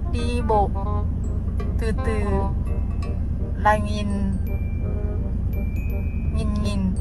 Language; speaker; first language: Vietnamese; non-native, learner; Thai